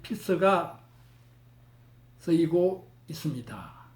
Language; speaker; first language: Korean; native; Korean